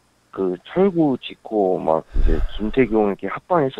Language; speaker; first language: Korean; native; Korean